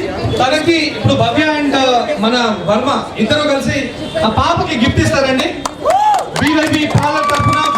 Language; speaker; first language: Telugu; native; Telugu